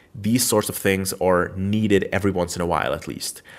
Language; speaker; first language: English; non-native, fluent; Hungarian